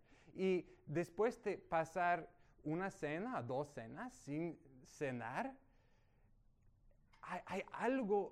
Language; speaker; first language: Spanish; non-native, fluent; English